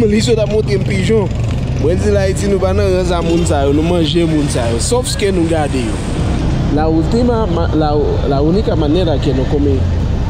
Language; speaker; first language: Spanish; non-native, learner; Haitian Creole